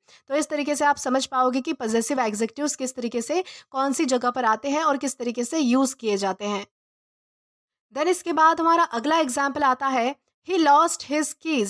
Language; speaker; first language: Hindi; native; Hindi